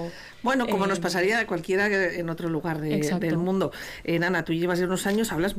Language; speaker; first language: Spanish; native; Spanish